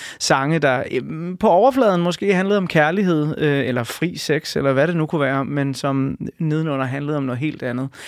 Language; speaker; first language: Danish; native; Danish